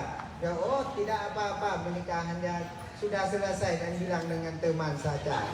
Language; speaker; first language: Indonesian; non-native, learner; Thai